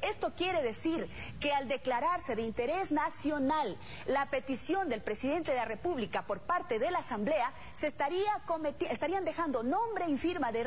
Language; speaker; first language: Spanish; native; Spanish